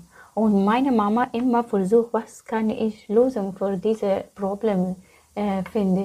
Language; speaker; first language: German; non-native, learner; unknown